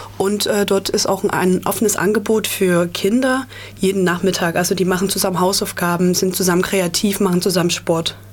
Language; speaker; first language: German; native; German